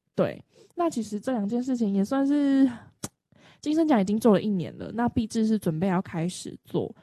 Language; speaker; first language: Chinese; native; Chinese